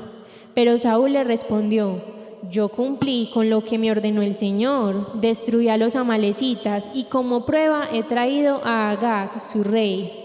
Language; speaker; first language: Spanish; native; Spanish